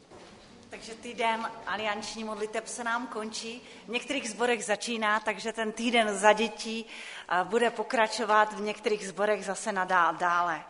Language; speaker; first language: Czech; non-native, local second language; Polish